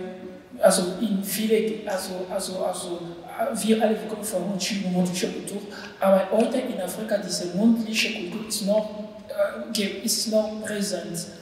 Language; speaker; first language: German; non-native, learner; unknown